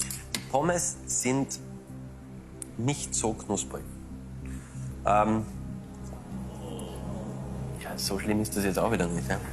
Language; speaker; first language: German; native; German